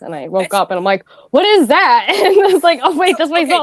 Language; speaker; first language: English; native; English